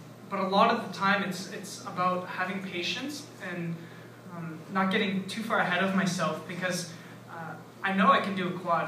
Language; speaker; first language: English; native; English